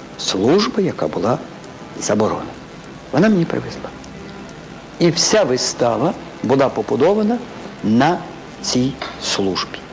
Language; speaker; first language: Ukrainian; native; Ukrainian